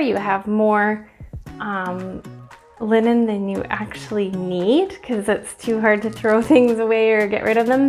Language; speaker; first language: English; native; English